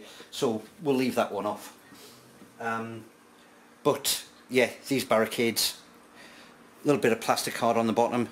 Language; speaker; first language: English; native; English